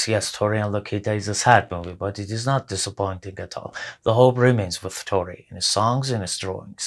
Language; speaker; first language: English; non-native, fluent; Persian